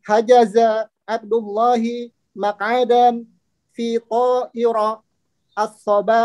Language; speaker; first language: Arabic; non-native, learner; Indonesian